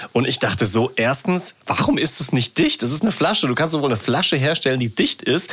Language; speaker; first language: German; native; German